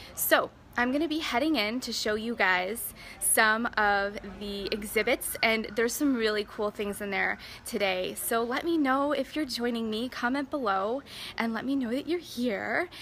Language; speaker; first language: English; native; English